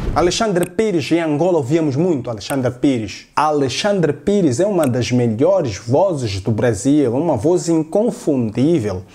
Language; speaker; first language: Portuguese; native; Portuguese